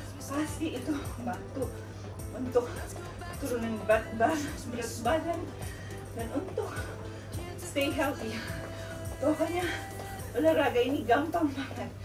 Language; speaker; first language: Indonesian; non-native, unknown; Filipino